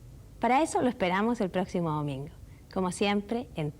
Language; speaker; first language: Spanish; native; Spanish